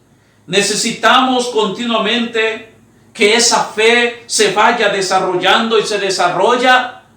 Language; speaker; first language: Spanish; native; Spanish